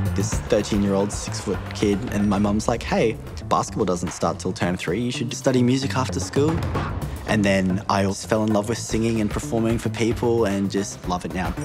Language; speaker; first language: English; native; English